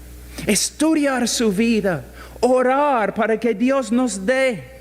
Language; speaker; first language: Spanish; non-native, fluent; English